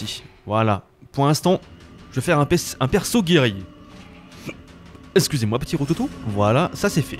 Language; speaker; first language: French; native; French